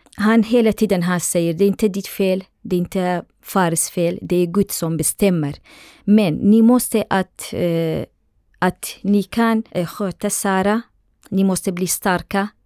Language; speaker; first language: Swedish; non-native, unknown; Central Kurdish